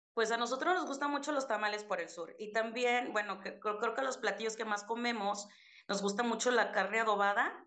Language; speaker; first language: Spanish; native; Spanish